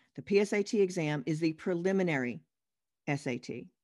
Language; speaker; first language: English; native; English